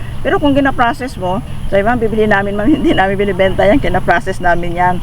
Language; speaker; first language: Filipino; non-native, local second language; Hiligaynon